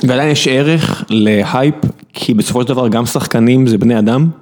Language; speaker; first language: Hebrew; native; Hebrew